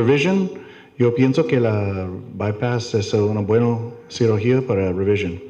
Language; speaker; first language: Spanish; non-native, learner; English